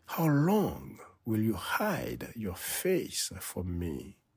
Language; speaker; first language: English; non-native, fluent; Haitian Creole